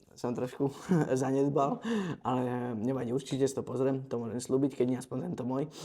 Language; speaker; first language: Slovak; native; Slovak